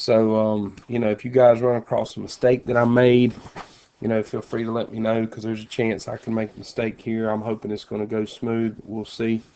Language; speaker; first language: English; native; English